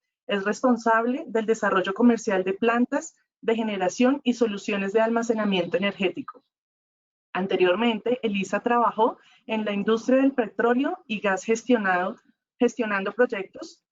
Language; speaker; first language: Spanish; native; Spanish